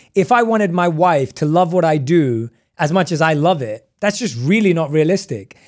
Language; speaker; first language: English; native; English